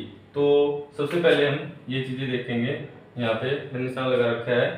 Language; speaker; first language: Hindi; native; Hindi